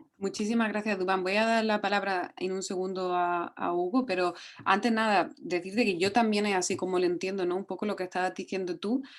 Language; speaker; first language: Spanish; native; Spanish